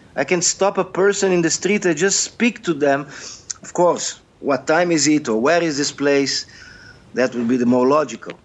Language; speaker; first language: English; non-native, fluent; Portuguese